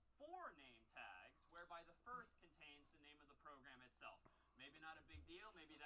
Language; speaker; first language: English; native; English